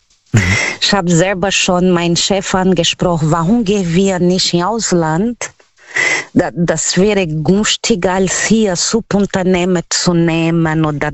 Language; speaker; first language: German; non-native, fluent; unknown